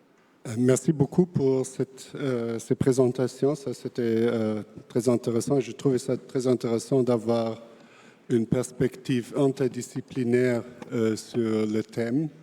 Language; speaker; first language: French; non-native, fluent; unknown